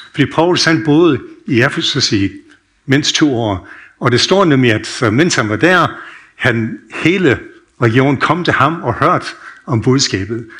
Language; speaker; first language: Danish; non-native, fluent; English